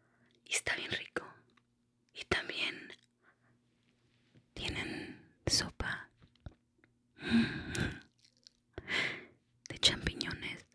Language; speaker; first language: Spanish; early bilingual, heritage; Spanish